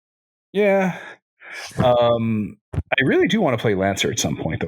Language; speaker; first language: English; native; English